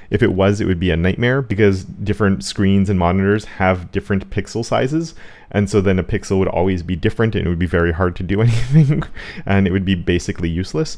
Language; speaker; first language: English; native; English